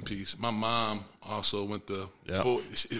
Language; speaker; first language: English; native; English